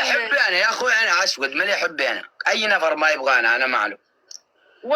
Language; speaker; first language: Arabic; non-native, learner; Oromo